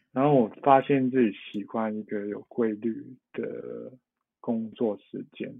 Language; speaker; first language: Chinese; non-native, local second language; Cantonese